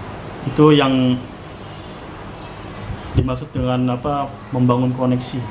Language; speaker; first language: Indonesian; native; Indonesian